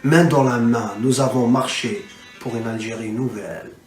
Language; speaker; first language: French; non-native, local second language; Arabic